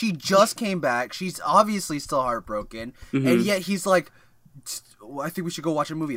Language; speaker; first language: English; native; English